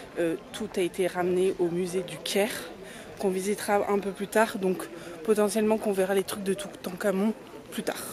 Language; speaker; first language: French; native; French